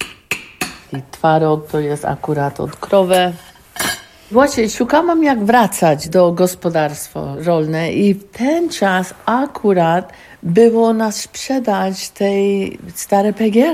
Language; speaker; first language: Polish; non-native, learner; English